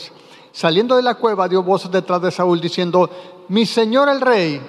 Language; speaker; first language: Spanish; native; Spanish